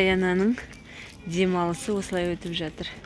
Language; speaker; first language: Kazakh; native; Kazakh